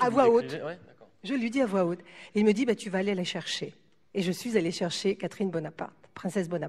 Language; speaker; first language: French; native; French